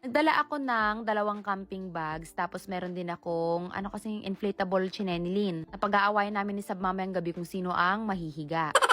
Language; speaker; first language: Filipino; native; Filipino